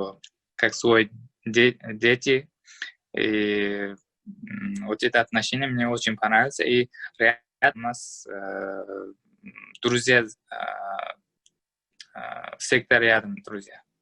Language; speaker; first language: Russian; non-native, learner; Uzbek